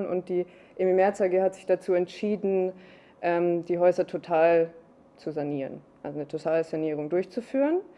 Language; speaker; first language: German; native; German